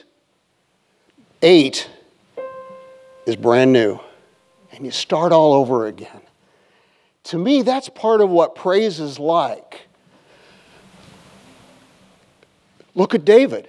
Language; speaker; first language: English; native; English